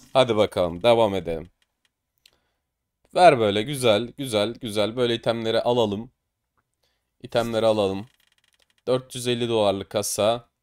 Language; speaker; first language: Turkish; native; Turkish